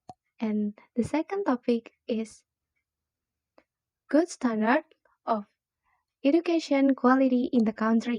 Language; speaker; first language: English; non-native, learner; Indonesian